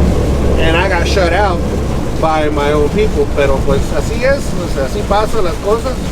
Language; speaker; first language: Spanish; early bilingual, heritage; Spanish